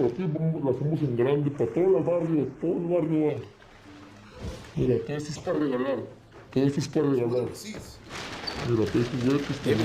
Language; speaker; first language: Spanish; native; Spanish